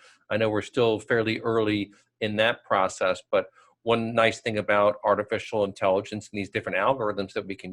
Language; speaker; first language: English; native; English